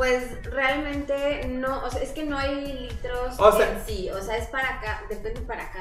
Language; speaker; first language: Spanish; native; Spanish